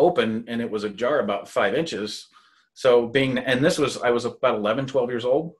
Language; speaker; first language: English; native; English